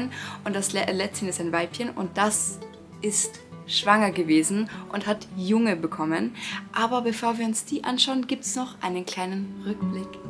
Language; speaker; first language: German; native; German